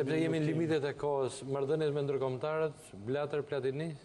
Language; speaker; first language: Albanian; native; Albanian